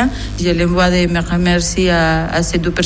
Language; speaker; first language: French; non-native, learner; Spanish